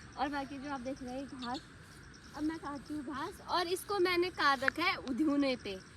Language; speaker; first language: Hindi; native; Hindi